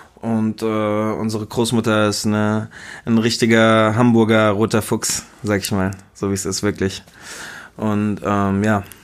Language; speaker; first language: German; early bilingual, other home language; Spanish